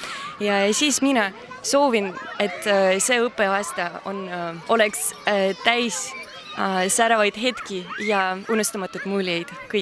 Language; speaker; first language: Estonian; non-native, local second language; Russian